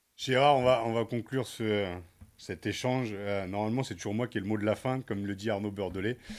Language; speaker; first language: French; native; French